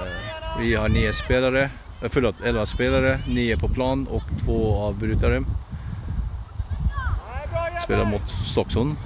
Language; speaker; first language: Swedish; non-native, fluent; Turkish